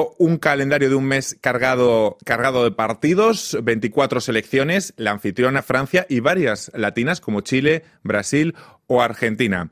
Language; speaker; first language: Spanish; native; Spanish